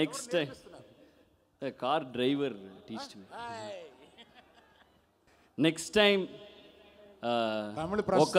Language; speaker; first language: Telugu; non-native, learner; Tamil